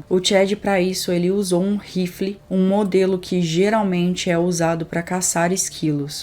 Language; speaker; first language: Portuguese; native; Portuguese